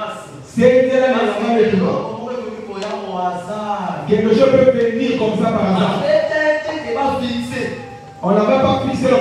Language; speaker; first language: French; non-native, local second language; Lingala